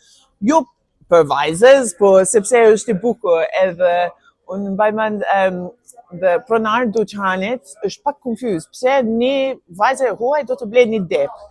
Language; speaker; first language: Albanian; non-native, learner; English